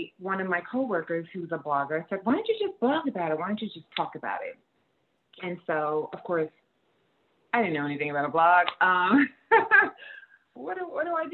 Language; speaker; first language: English; native; English